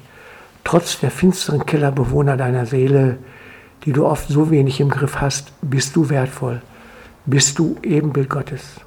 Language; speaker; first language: German; native; German